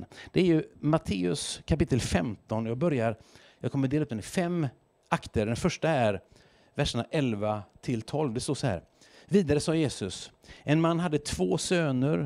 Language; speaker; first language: Swedish; native; Swedish